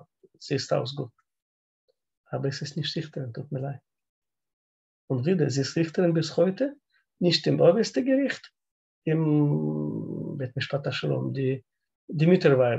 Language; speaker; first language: German; non-native, learner; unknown